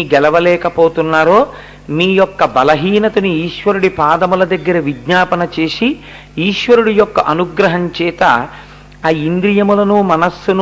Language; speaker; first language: Telugu; native; Telugu